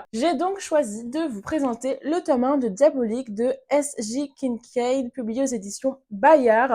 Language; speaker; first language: French; native; French